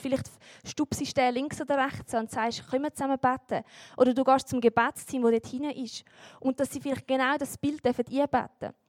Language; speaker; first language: German; native; German